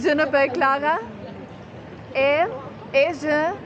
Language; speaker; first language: French; non-native, learner; Spanish